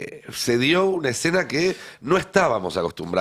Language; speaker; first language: Spanish; native; Spanish